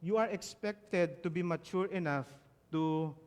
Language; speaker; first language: English; non-native, local second language; Filipino